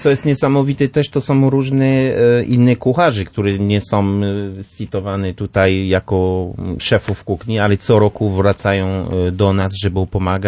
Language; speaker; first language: Polish; non-native, learner; French